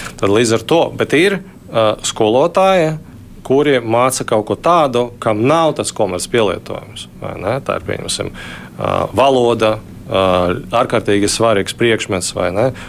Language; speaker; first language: Latvian; non-native, local second language; Russian